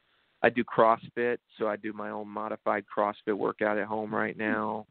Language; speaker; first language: English; native; English